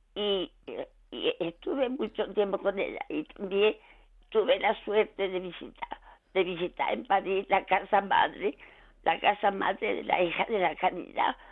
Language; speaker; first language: Spanish; native; Spanish